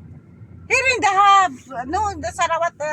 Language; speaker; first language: English; non-native, learner; Filipino